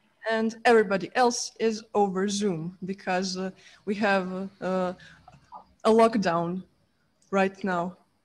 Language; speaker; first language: English; non-native, fluent; Croatian